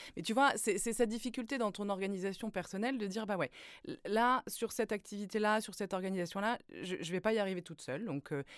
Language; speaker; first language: French; native; French